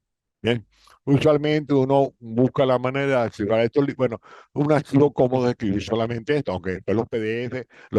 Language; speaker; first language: Spanish; native; Spanish